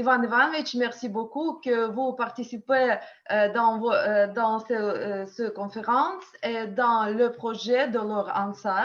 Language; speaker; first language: French; non-native, learner; Russian